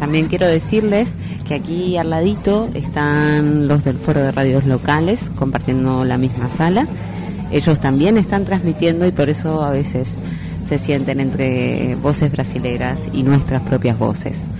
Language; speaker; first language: Spanish; native; Spanish